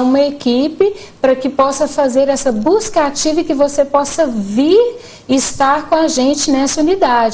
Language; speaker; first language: Portuguese; native; Portuguese